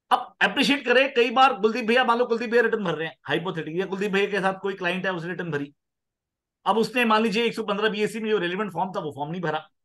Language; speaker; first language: Hindi; non-native, local second language; Punjabi